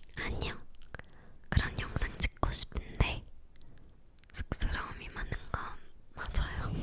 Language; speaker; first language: Korean; non-native, learner; English